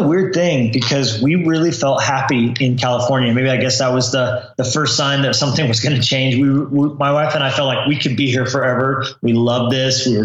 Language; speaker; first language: English; native; English